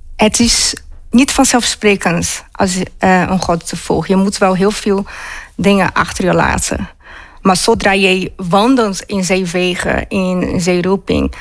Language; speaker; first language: Dutch; non-native, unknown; Portuguese